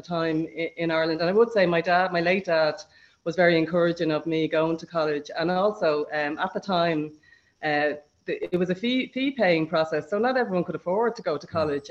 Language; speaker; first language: English; native; English